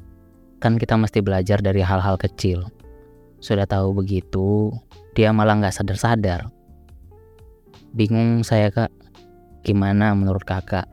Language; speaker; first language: Indonesian; native; Indonesian